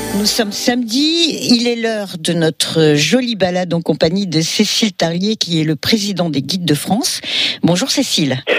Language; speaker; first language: French; native; French